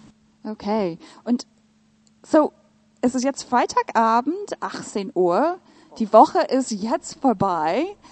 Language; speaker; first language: German; non-native, fluent; English